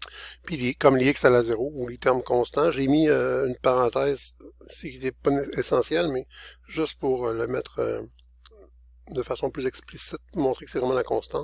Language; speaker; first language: French; native; French